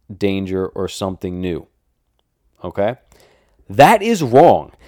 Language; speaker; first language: English; native; English